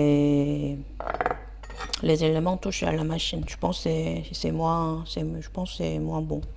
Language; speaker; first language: French; non-native, fluent; Korean